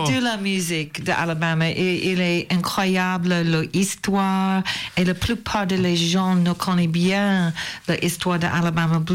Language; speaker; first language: French; non-native, learner; English